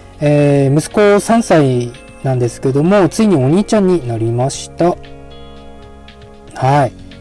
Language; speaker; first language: Japanese; native; Japanese